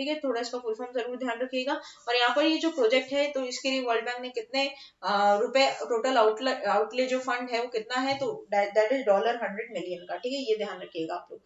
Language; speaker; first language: Hindi; native; Hindi